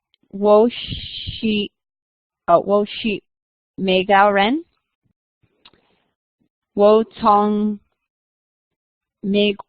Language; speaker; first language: Chinese; non-native, learner; English